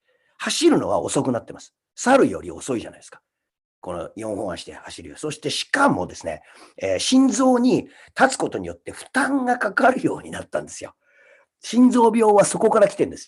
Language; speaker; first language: Japanese; native; Japanese